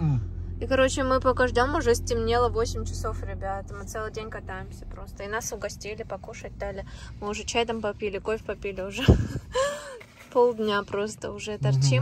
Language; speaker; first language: Russian; native; Russian